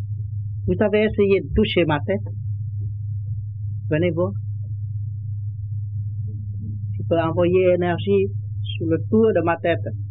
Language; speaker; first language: French; non-native, learner; Vietnamese